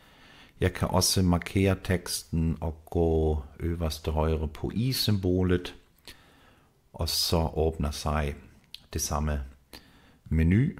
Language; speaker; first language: Danish; non-native, fluent; German